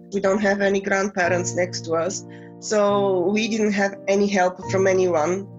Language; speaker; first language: English; non-native, fluent; Bulgarian